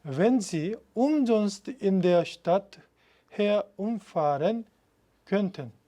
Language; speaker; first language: German; non-native, fluent; Korean